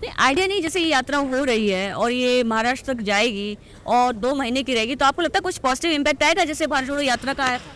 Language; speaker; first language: Hindi; native; Hindi